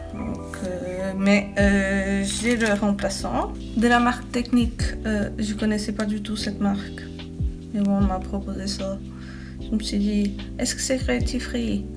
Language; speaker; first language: French; early bilingual, other home language; Portuguese